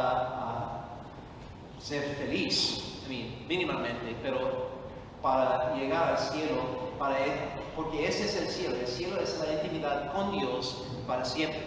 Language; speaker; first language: Spanish; non-native, fluent; English